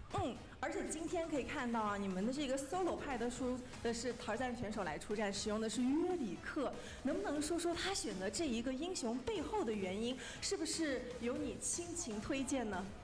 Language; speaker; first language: Chinese; native; Chinese